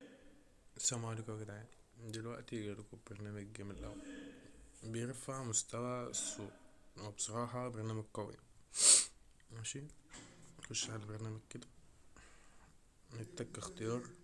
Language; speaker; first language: Arabic; native; Arabic